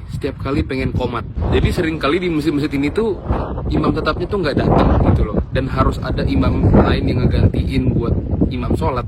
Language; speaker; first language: Indonesian; native; Indonesian